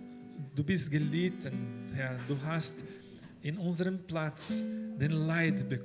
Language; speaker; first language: German; non-native, fluent; Portuguese